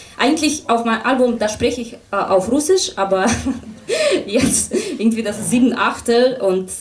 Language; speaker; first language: German; non-native, fluent; Russian